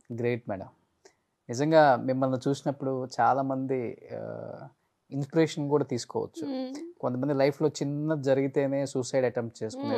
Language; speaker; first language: Telugu; native; Telugu